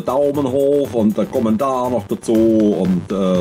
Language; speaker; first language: German; native; German